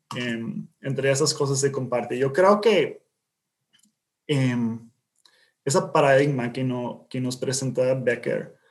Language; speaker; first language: Spanish; non-native, fluent; English